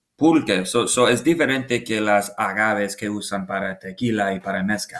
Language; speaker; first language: Spanish; non-native, learner; English